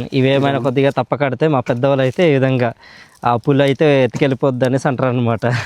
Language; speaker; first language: Telugu; non-native, local second language; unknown